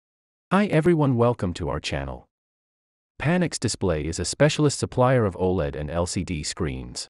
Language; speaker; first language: English; non-native, fluent; Chinese